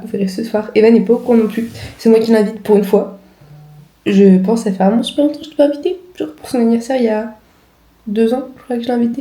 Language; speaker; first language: French; native; French